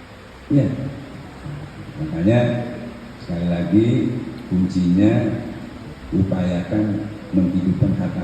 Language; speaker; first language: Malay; non-native, local second language; Javanese